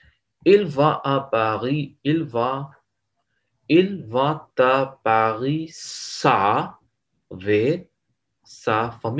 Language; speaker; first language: French; non-native, learner; Urdu